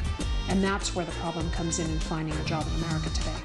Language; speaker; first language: English; native; English